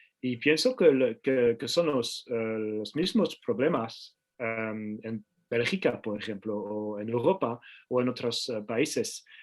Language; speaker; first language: Spanish; non-native, learner; French